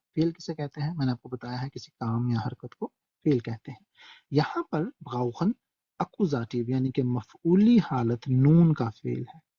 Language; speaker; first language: Urdu; non-native, local second language; Punjabi